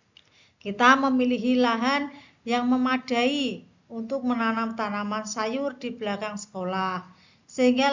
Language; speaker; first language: Indonesian; native; Indonesian